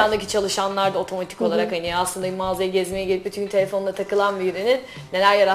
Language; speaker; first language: Turkish; native; Turkish